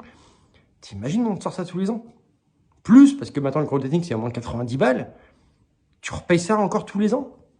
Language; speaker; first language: French; native; French